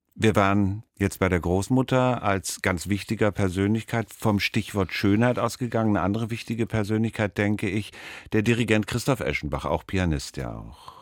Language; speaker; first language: German; native; German